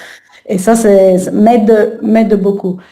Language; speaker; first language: French; non-native, fluent; Italian